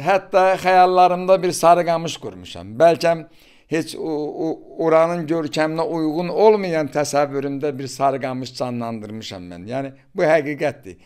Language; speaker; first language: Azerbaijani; native; Azerbaijani